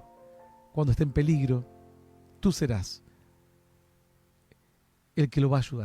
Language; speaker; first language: Spanish; native; Spanish